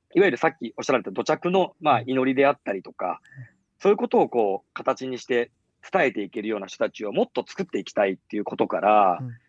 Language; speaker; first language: Japanese; native; Japanese